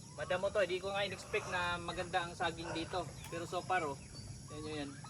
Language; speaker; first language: Filipino; non-native, local second language; Cebuano